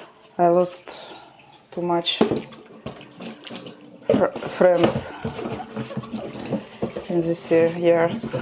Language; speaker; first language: English; non-native, learner; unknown